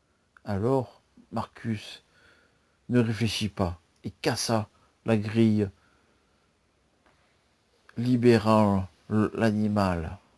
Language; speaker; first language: French; native; French